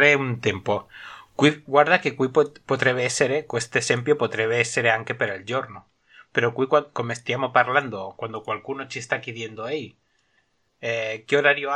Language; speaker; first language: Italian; non-native, learner; Spanish